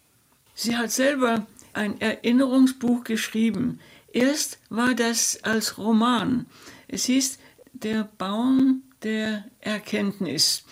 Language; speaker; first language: German; non-native, fluent; Danish